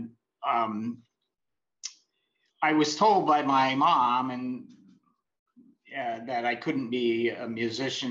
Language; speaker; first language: English; native; English